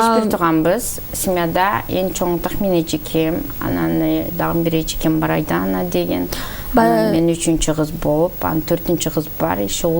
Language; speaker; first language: Kyrgyz; early bilingual, heritage; Kyrgyz